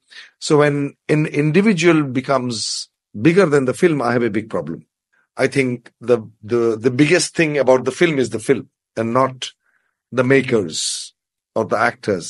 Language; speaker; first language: English; non-native, local second language; Assamese